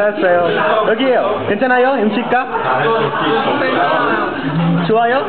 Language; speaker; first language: Korean; non-native, learner; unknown